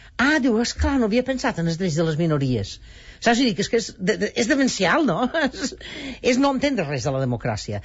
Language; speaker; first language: Catalan; native; Catalan